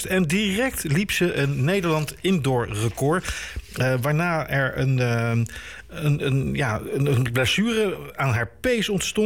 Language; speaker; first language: Dutch; native; Dutch